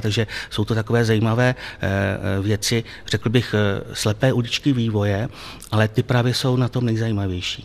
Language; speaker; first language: Czech; native; Czech